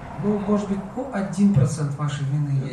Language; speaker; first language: Russian; native; Russian